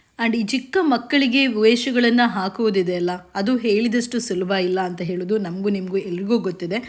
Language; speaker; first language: Kannada; non-native, local second language; Konkani